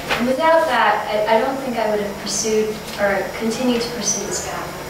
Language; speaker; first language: English; native; English